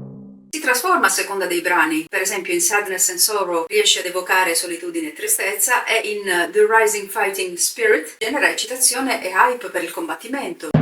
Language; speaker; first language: Italian; native; Italian